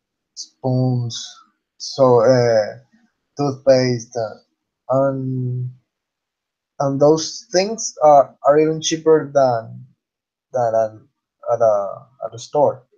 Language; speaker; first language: English; non-native, learner; Spanish